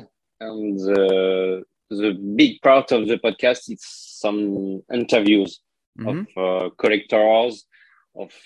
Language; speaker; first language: English; non-native, learner; French